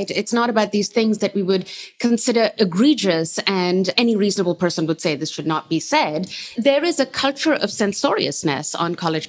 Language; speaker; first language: English; non-native, local second language; Urdu